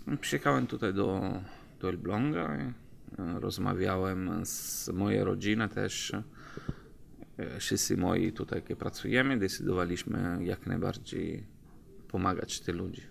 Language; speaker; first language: Polish; non-native, learner; Italian